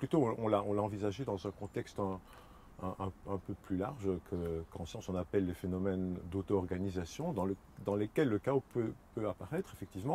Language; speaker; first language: French; native; French